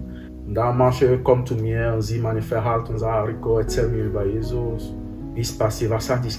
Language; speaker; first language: German; non-native, fluent; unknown